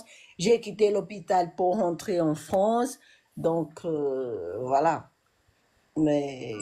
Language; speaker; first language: French; non-native, learner; Portuguese